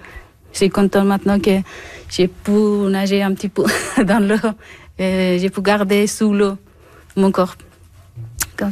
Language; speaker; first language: French; non-native, learner; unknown